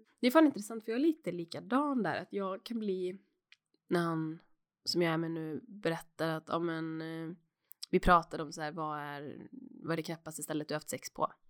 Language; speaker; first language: Swedish; native; Swedish